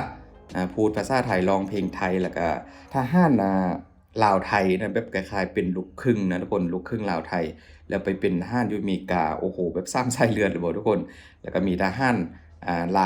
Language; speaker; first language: Thai; non-native, local second language; Lao